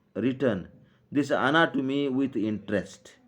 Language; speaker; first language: English; non-native, local second language; Marathi